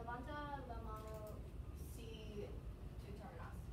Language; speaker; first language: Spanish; non-native, learner; English